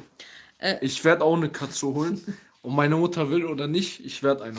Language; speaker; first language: German; early bilingual, other home language; Kurdish